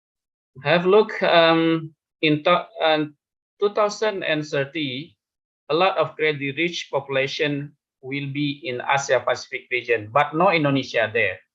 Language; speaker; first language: English; non-native, fluent; Indonesian